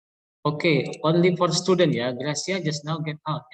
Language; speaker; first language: English; non-native, learner; Indonesian